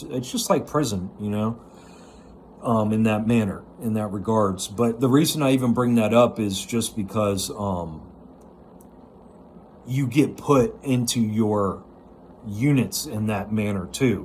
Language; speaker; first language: English; native; English